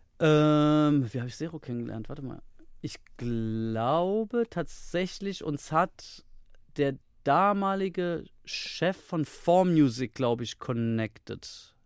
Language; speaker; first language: German; early bilingual, heritage; Greek